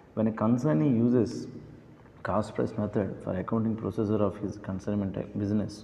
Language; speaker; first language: English; non-native, local second language; Telugu